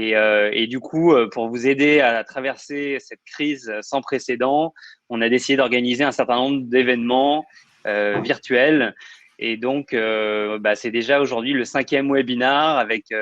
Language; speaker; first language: French; native; French